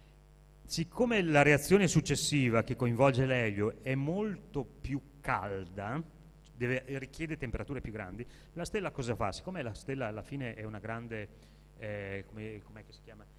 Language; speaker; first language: Italian; native; Italian